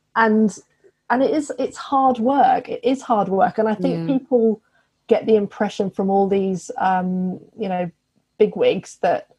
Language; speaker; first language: English; native; English